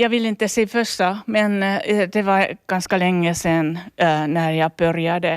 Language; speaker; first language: Swedish; non-native, local second language; Finnish